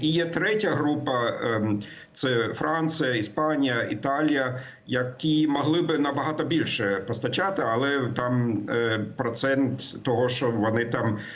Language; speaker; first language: Ukrainian; non-native, fluent; German